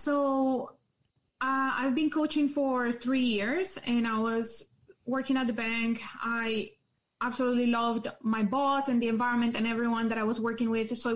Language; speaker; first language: English; non-native, fluent; Spanish